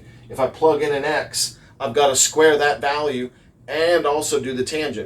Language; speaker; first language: English; native; English